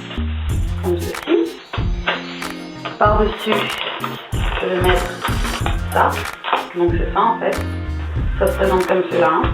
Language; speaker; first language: French; native; French